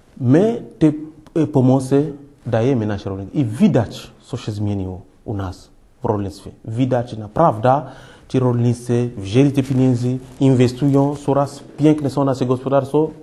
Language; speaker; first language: Polish; non-native, fluent; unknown